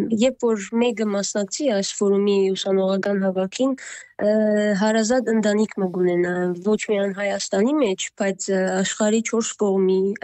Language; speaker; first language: Armenian; early bilingual, heritage; Armenian